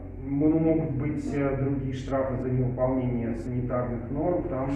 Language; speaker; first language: Russian; native; Russian